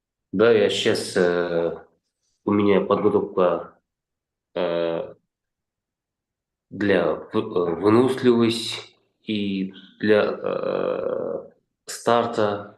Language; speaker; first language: Russian; non-native, local second language; Kazakh